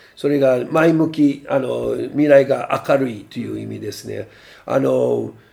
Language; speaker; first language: Japanese; non-native, fluent; English